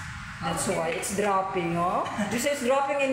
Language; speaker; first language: English; non-native, learner; Filipino